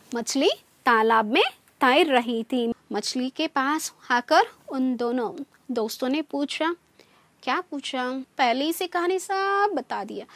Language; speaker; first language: Hindi; non-native, local second language; Kannada